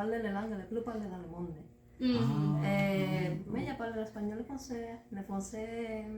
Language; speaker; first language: French; non-native, learner; Spanish